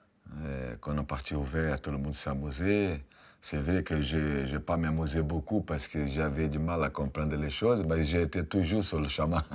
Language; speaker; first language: French; non-native, fluent; Portuguese